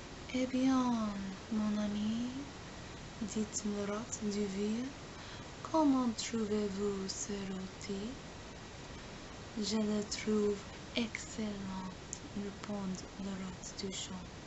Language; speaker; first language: French; non-native, learner; English